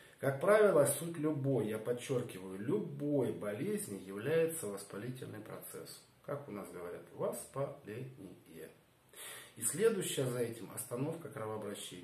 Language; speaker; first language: Russian; native; Russian